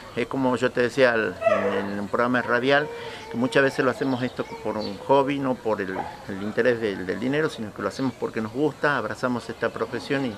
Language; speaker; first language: Spanish; native; Spanish